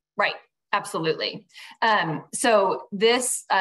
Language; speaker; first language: English; native; English